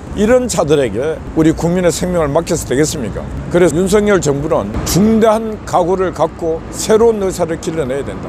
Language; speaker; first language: Korean; native; Korean